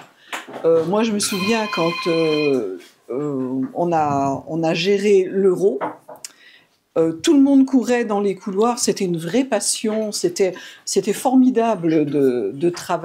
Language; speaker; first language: French; native; French